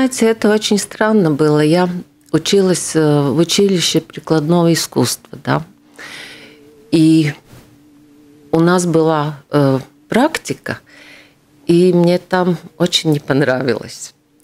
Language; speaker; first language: Russian; non-native, local second language; Latvian